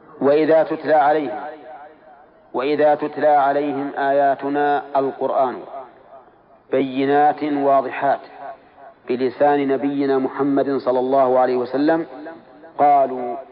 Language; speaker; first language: Arabic; native; Arabic